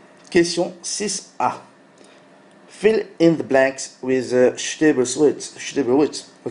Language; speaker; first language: English; non-native, local second language; Morisyen